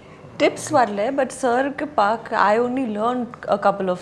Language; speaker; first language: Tamil; non-native, learner; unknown